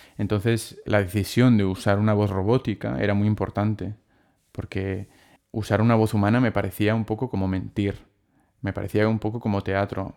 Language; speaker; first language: Spanish; non-native, local second language; Catalan